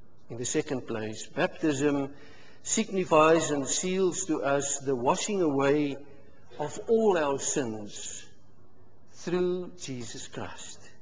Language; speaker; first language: English; non-native, local second language; Afrikaans